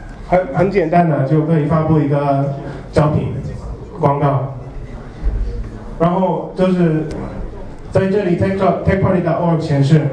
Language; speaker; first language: Chinese; non-native, learner; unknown